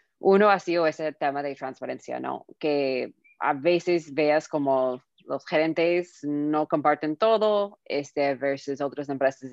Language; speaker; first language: Spanish; non-native, fluent; English